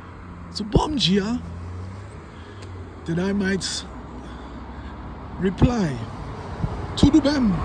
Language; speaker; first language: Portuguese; non-native, learner; English